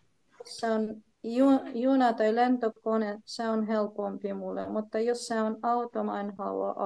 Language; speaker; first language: Finnish; non-native, fluent; Polish